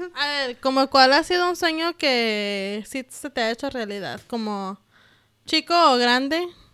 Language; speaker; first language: Spanish; early bilingual, heritage; Spanish